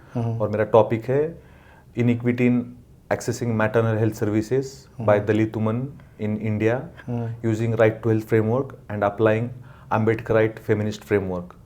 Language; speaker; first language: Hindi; non-native, local second language; Marathi